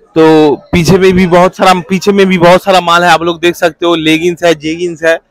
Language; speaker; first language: Hindi; non-native, local second language; Bangla